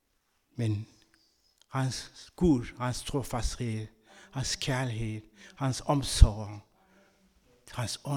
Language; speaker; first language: Danish; non-native, learner; Kabuverdianu